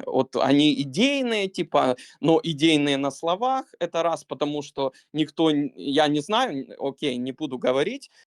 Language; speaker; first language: Russian; native; Russian